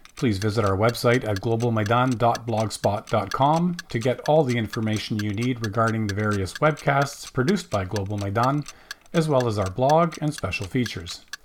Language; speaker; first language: English; early bilingual, other home language; Ukrainian